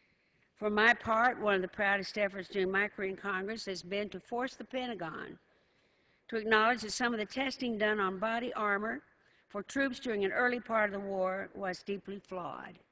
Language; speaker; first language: English; native; English